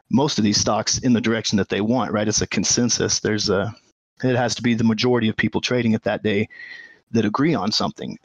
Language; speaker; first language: English; native; English